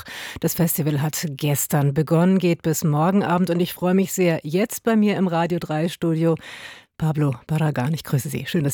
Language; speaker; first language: German; native; German